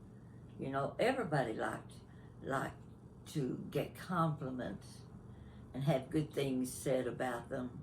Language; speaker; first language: English; native; English